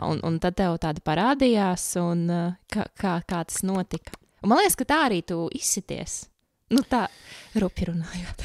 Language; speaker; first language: Latvian; native; Latvian